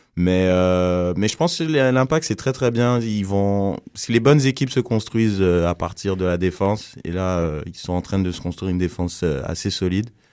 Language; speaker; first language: French; native; French